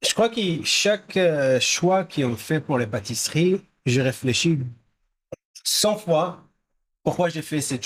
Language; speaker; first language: French; non-native, fluent; Hebrew